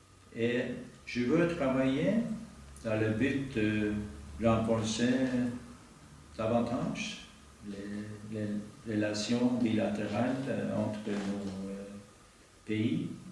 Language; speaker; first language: French; non-native, learner; Norwegian